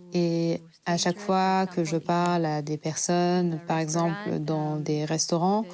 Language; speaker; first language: French; non-native, fluent; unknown